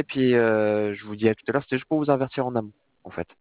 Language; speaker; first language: French; native; French